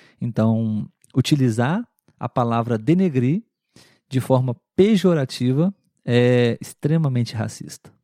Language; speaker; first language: Portuguese; native; Portuguese